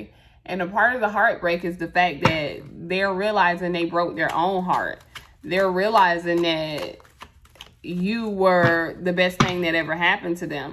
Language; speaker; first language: English; native; English